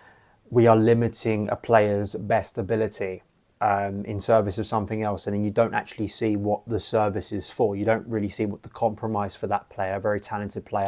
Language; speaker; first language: English; native; English